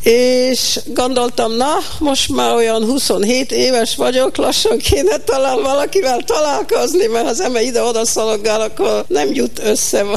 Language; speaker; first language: Hungarian; early bilingual, heritage; Hungarian